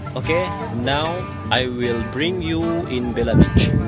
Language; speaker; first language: English; non-native, learner; Indonesian